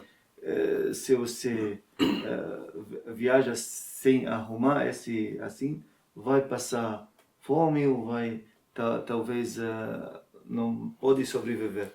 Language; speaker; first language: Portuguese; non-native, learner; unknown